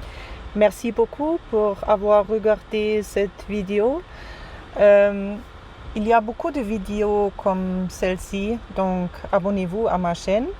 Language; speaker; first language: French; non-native, fluent; German